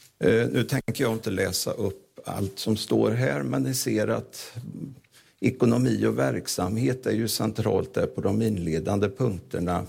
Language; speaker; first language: Swedish; native; Swedish